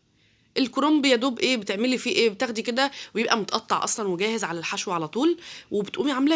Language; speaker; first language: Arabic; native; Arabic